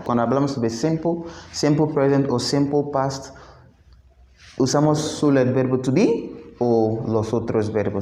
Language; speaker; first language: Spanish; non-native, fluent; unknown